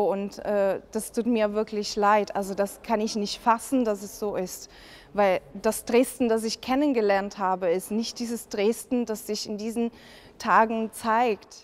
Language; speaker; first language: German; non-native, fluent; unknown